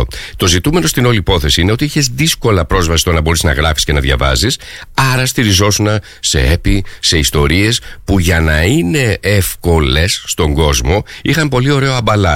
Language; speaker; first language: Greek; native; Greek